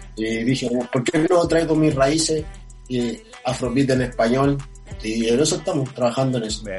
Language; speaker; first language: Spanish; non-native, fluent; Portuguese